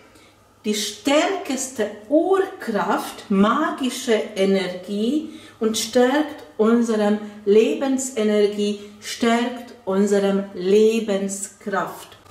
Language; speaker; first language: German; non-native, fluent; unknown